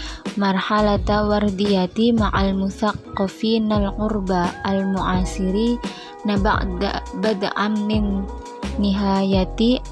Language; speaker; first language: Arabic; non-native, learner; Indonesian